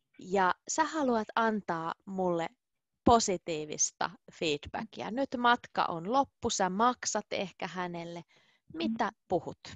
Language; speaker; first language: Finnish; native; Finnish